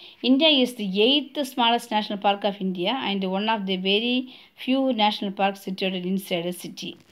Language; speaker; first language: English; non-native, local second language; Tamil